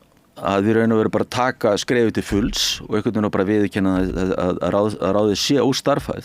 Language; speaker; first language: Icelandic; native; Icelandic